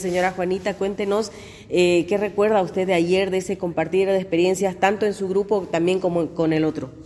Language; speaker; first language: Spanish; native; Spanish